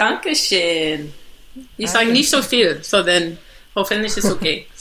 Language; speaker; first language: German; non-native, learner; English